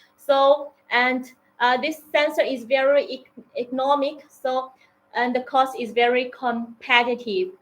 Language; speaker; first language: English; non-native, learner; Chinese